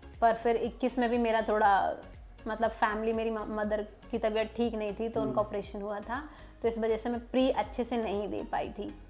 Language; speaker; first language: Hindi; native; Hindi